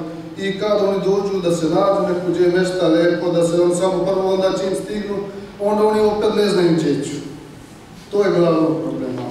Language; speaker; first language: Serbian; non-native, learner; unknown